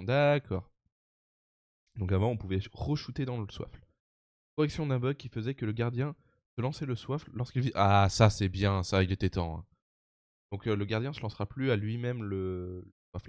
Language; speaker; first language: French; native; French